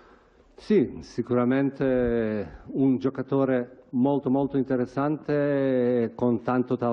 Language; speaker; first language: Italian; non-native, fluent; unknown